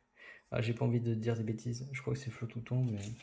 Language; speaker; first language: French; native; French